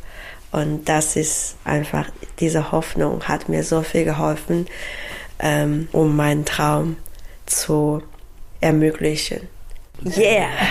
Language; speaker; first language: German; non-native, learner; Chinese